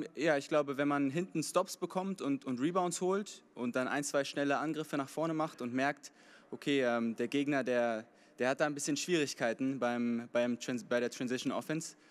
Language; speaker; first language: German; native; German